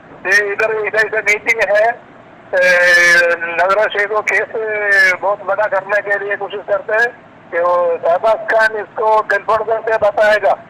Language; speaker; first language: Hindi; non-native, local second language; Malayalam